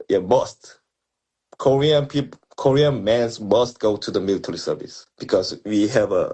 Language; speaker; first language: English; non-native, learner; Korean